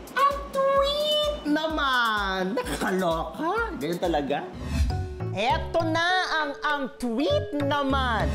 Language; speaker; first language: Filipino; native; Filipino